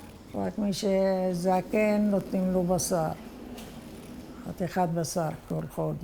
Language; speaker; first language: Hebrew; non-native, fluent; Arabic